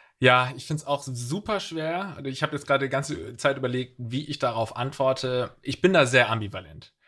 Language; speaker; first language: German; native; German